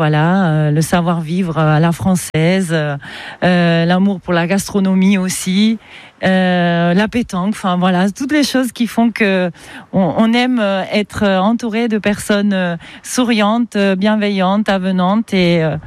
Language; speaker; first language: French; non-native, fluent; Spanish